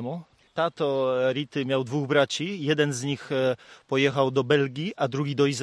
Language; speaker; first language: Polish; native; Polish